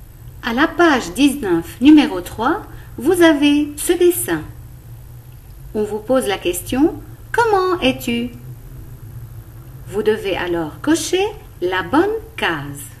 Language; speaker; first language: French; non-native, local second language; Arabic